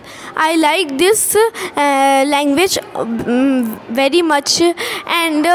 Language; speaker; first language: English; non-native, learner; Hindi